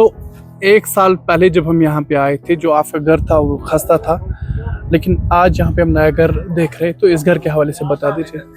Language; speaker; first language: Hindi; native; Hindi